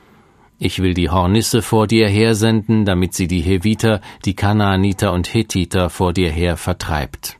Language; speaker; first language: German; native; German